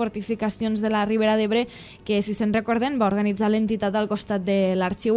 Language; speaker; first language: Catalan; native; Catalan